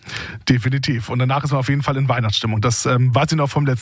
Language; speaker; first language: German; native; German